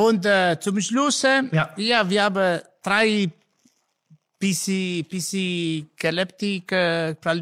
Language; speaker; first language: German; non-native, learner; Italian